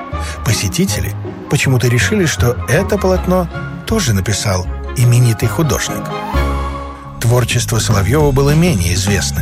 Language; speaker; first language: Russian; native; Russian